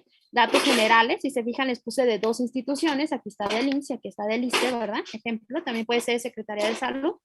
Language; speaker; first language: Spanish; native; Spanish